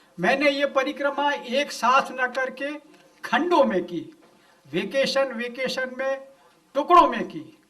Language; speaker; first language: Hindi; non-native, local second language; Gujarati